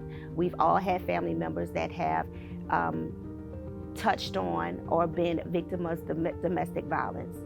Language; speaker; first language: English; native; English